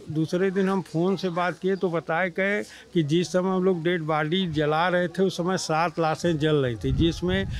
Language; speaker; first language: Hindi; native; Hindi